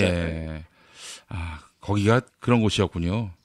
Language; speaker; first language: Korean; native; Korean